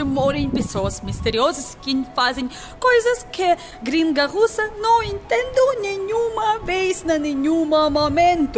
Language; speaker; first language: Portuguese; non-native, learner; Russian